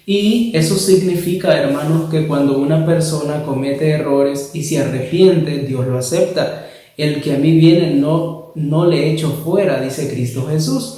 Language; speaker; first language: Spanish; native; Spanish